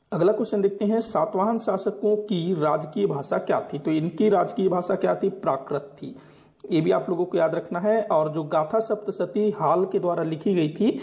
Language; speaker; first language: Hindi; non-native, local second language; Marathi